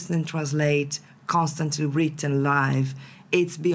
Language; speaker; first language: English; non-native, fluent; Italian